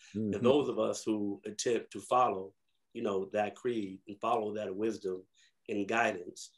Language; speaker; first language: English; native; English